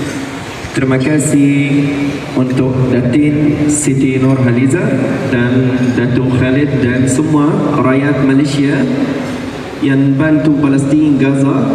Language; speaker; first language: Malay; non-native, fluent; Arabic